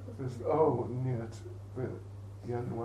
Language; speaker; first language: Russian; non-native, learner; English